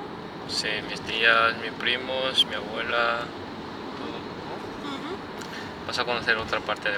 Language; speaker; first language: Spanish; non-native, fluent; Korean